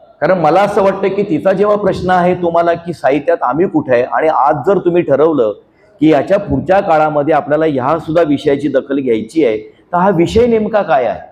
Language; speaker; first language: Marathi; native; Marathi